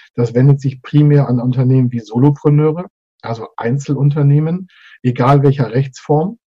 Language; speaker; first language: German; native; German